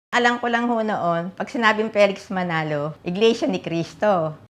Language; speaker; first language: Filipino; native; Filipino